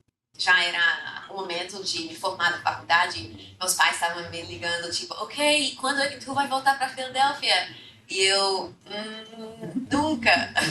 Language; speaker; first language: Portuguese; non-native, fluent; English